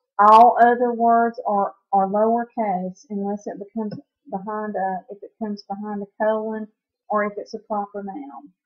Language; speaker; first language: English; native; English